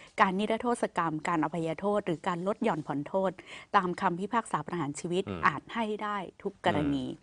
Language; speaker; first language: Thai; native; Thai